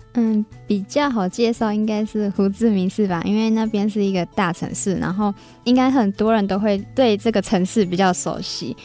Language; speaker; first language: Chinese; native; Chinese